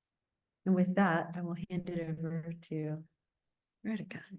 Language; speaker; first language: English; native; English